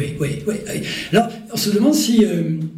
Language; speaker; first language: French; native; French